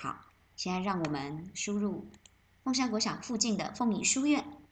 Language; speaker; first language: Chinese; native; Chinese